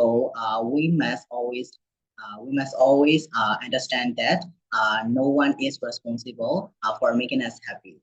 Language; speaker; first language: English; non-native, learner; Burmese